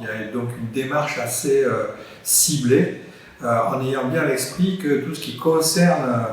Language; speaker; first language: French; native; French